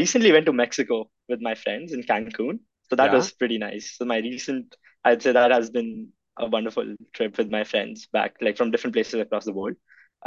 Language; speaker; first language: English; non-native, local second language; Hindi